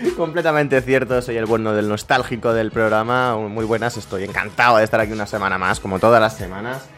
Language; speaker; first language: Spanish; native; Spanish